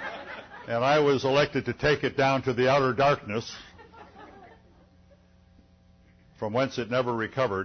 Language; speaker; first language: English; native; English